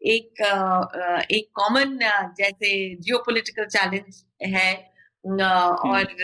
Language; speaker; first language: Hindi; non-native, local second language; Bangla